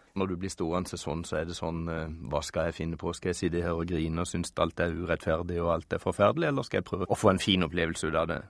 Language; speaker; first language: Norwegian; native; Norwegian